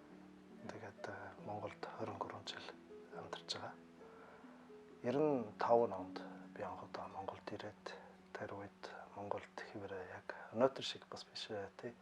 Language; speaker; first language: Mongolian; non-native, learner; German